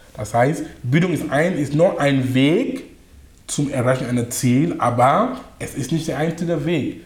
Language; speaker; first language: German; non-native, fluent; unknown